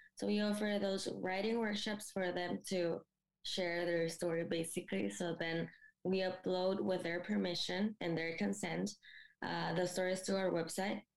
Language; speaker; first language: English; non-native, fluent; Spanish